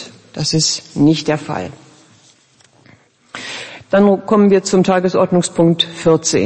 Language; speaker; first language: German; native; German